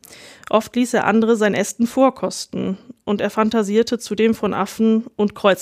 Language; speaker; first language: German; native; German